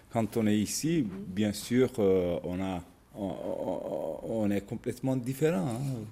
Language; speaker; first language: French; non-native, fluent; Turkish